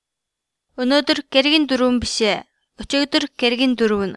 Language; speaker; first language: Mongolian; non-native, learner; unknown